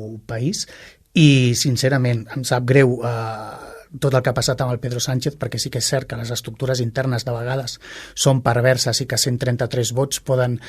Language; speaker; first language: Catalan; native; Catalan